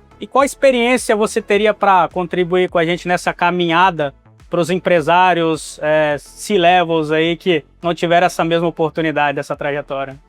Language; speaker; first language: Portuguese; native; Portuguese